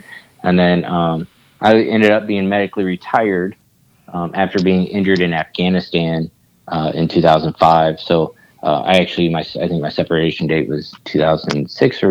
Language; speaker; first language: English; native; English